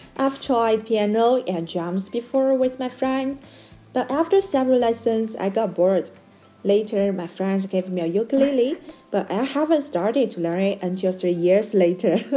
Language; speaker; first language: English; non-native, fluent; Chinese